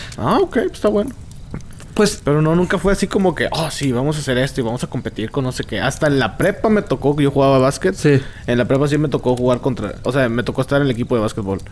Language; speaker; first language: Spanish; native; Spanish